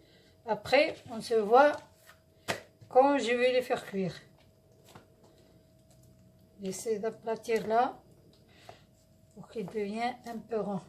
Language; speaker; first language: French; non-native, local second language; Arabic